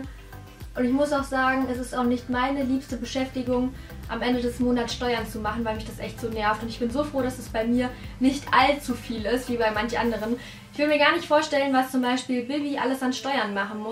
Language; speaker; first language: German; native; German